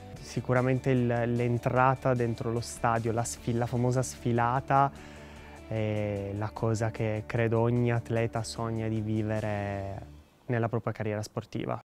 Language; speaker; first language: Italian; native; Italian